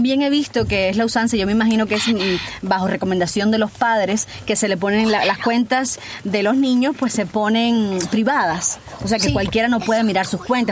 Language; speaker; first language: Spanish; native; Spanish